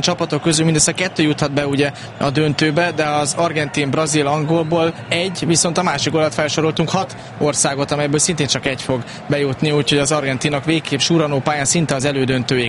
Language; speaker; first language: Hungarian; native; Hungarian